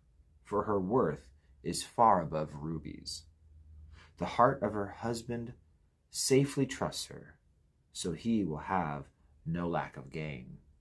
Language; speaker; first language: English; native; English